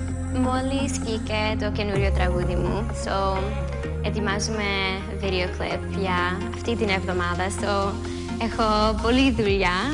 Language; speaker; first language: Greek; early bilingual, heritage; English